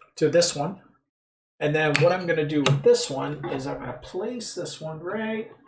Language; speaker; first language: English; native; English